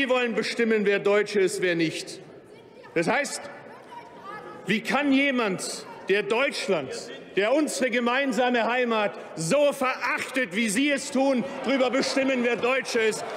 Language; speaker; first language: German; early bilingual, other home language; Turkish